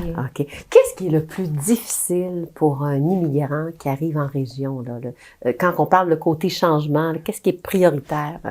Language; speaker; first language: French; native; French